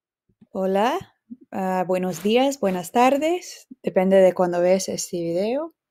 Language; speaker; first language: Spanish; non-native, fluent; English